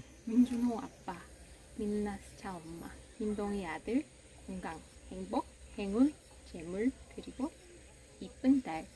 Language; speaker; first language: Korean; non-native, fluent; Russian